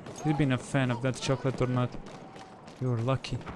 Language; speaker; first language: English; non-native, fluent; Bosnian